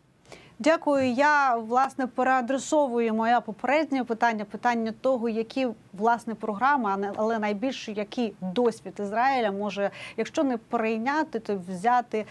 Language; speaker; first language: Ukrainian; native; Ukrainian